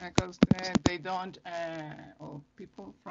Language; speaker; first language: English; non-native, fluent; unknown